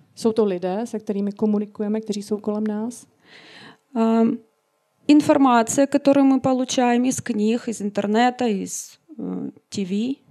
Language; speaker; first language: Czech; non-native, learner; Russian